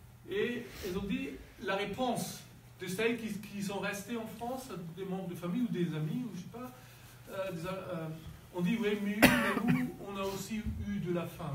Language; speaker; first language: French; non-native, learner; German